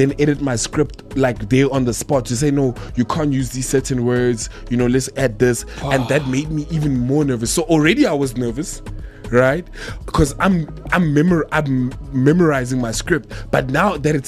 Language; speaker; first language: English; non-native, local second language; Tswana